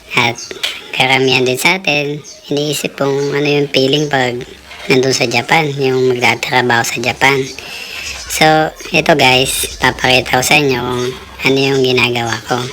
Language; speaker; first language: Filipino; native; Filipino